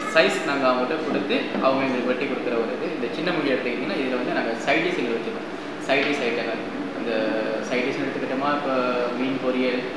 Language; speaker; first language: Tamil; early bilingual, heritage; Tamil